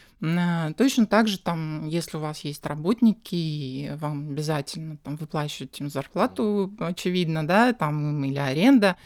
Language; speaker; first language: Russian; native; Russian